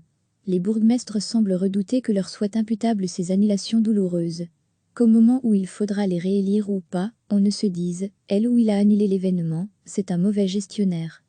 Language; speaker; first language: French; native; French